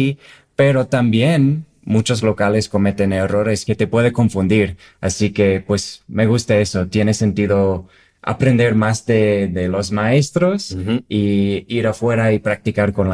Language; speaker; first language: Spanish; non-native, fluent; English